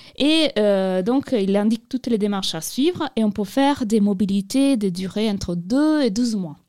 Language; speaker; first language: French; non-native, fluent; Italian